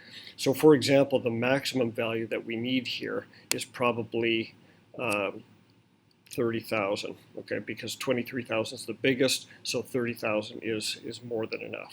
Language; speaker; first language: English; native; English